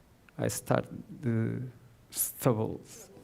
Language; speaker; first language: English; non-native, learner; Portuguese